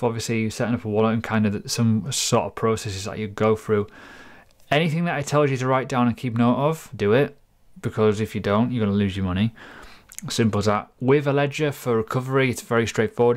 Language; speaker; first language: English; native; English